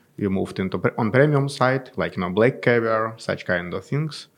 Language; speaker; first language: English; non-native, fluent; Russian